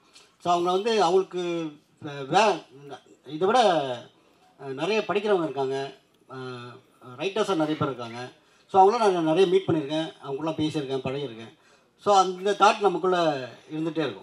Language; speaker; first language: Tamil; native; Tamil